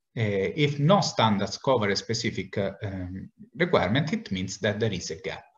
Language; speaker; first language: English; non-native, fluent; Italian